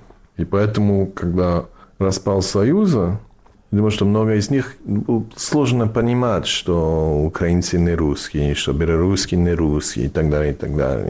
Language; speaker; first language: Russian; non-native, fluent; English